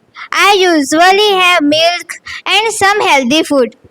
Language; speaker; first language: English; non-native, learner; Gujarati